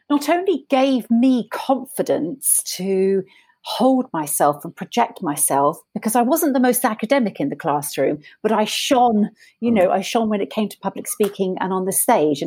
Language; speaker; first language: English; native; English